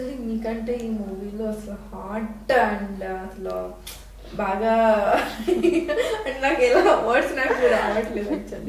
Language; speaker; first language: Telugu; native; Telugu